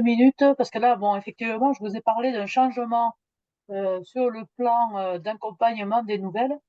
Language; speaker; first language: French; native; French